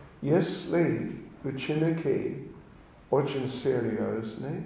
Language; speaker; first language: Russian; non-native, learner; English